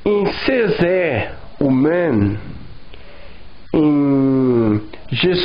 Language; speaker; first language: French; non-native, learner; Portuguese